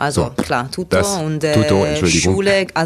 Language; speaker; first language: German; non-native, learner; Italian